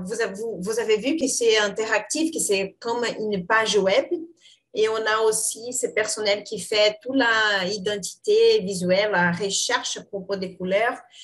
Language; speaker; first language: French; non-native, fluent; Portuguese